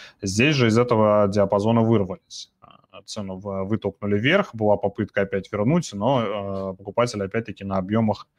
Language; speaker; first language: Russian; native; Russian